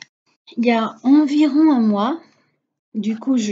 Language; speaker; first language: French; non-native, fluent; Portuguese